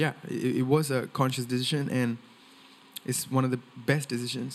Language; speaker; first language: English; non-native, local second language; Tamil